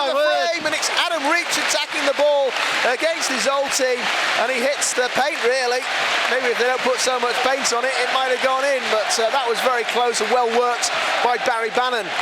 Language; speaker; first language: English; native; English